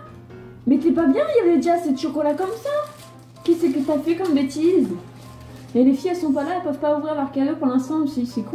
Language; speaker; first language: French; native; French